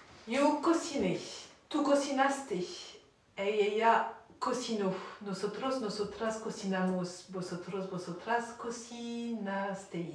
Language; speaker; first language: Spanish; non-native, learner; French